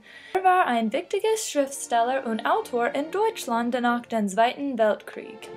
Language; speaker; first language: German; non-native, learner; English